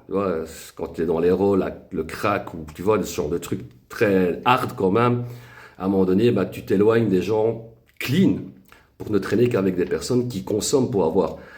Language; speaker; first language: French; native; French